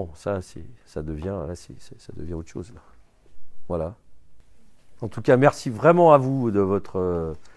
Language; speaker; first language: French; early bilingual, other home language; Bangla